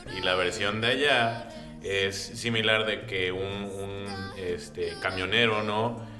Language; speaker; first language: Spanish; early bilingual, heritage; Spanish